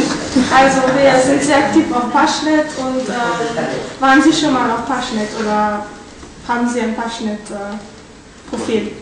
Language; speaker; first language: German; non-native, learner; Croatian